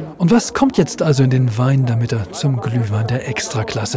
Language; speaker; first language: German; native; German